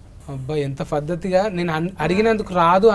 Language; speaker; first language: Telugu; native; Telugu